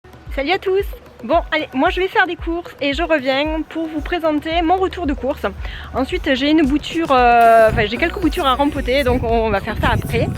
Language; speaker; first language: French; native; French